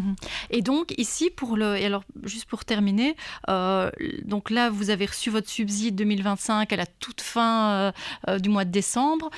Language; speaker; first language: French; native; French